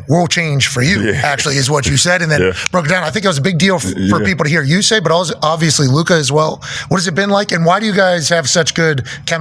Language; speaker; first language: English; native; English